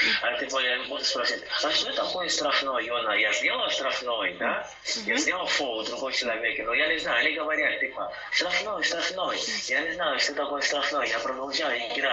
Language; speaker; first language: Russian; non-native, learner; Portuguese